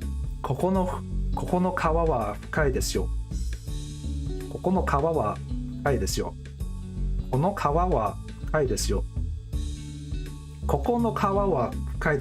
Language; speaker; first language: Japanese; non-native, learner; English